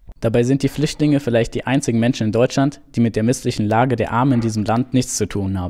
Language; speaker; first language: German; native; German